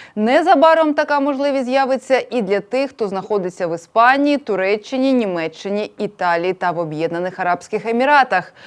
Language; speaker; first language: Ukrainian; native; Ukrainian